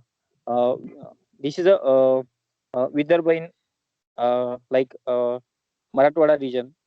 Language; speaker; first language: English; non-native, learner; Marathi